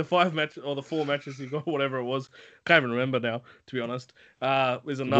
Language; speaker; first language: English; native; English